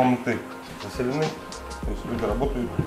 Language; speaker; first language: Russian; native; Russian